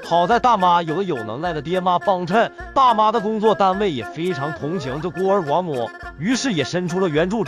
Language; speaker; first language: Chinese; native; Chinese